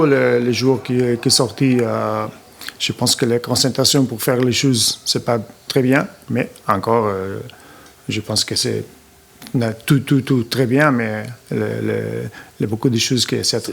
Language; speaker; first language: French; non-native, learner; Portuguese